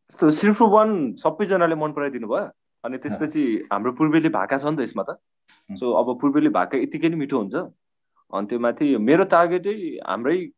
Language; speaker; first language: Nepali; non-native, local second language; Limbu